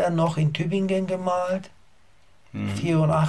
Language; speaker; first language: German; non-native, learner; Azerbaijani